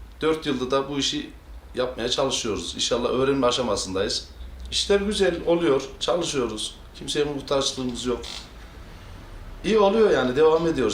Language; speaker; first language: Turkish; native; Turkish